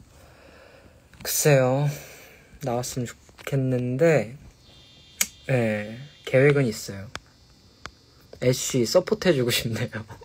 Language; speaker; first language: Korean; native; Korean